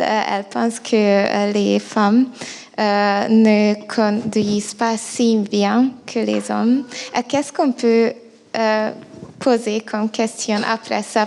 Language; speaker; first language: French; non-native, fluent; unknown